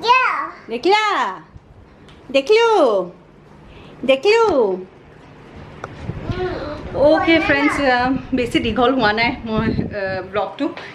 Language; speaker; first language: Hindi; non-native, local second language; Assamese